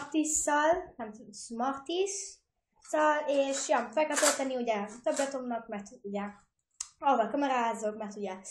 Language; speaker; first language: Hungarian; early bilingual, heritage; Hungarian